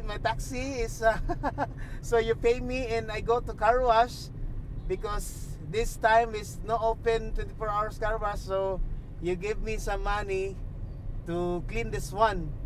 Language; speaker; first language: English; non-native, learner; Cebuano